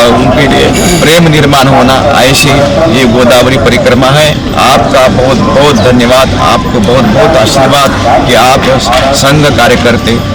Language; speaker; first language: Hindi; non-native, local second language; Marathi